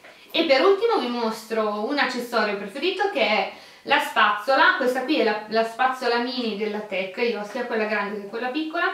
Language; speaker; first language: Italian; native; Italian